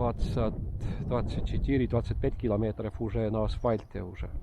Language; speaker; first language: Russian; non-native, local second language; Estonian